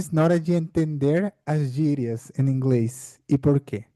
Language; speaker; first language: Portuguese; non-native, fluent; Spanish